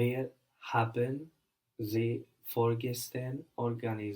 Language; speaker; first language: German; non-native, learner; English